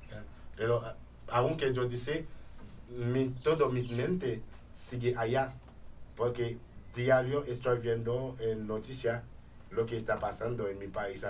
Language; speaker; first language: Spanish; non-native, fluent; Haitian Creole